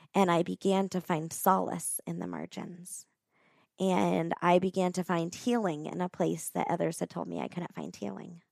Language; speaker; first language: English; native; English